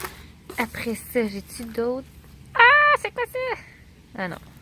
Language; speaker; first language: French; native; French